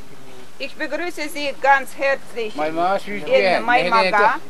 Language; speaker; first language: German; non-native, fluent; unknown